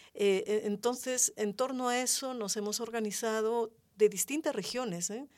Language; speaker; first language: Spanish; native; Spanish